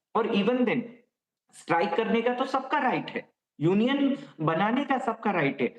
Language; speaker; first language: Hindi; native; Hindi